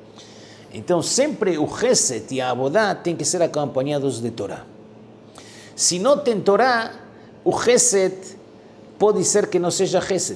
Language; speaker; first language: Portuguese; non-native, fluent; Spanish